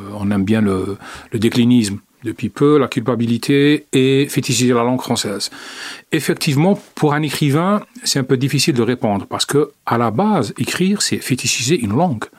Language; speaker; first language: French; non-native, local second language; Arabic